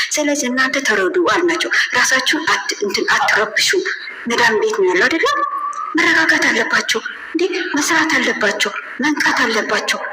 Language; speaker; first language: Amharic; non-native, local second language; Tigrinya